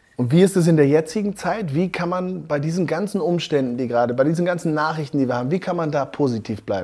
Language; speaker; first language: German; native; German